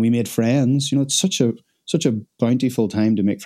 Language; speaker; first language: English; native; English